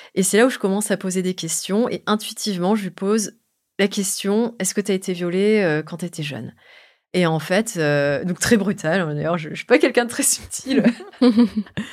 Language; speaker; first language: French; native; French